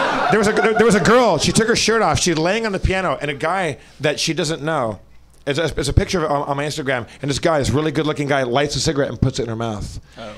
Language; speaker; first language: English; native; English